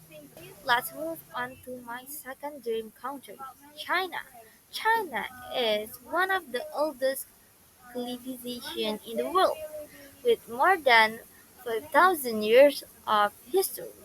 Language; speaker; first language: English; non-native, learner; Indonesian